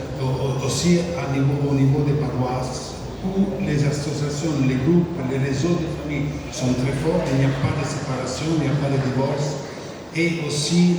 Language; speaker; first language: French; non-native, fluent; Italian